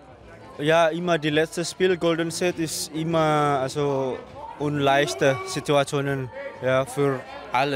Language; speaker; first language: German; non-native, learner; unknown